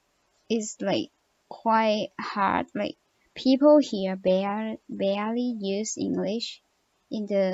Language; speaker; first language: English; non-native, learner; Thai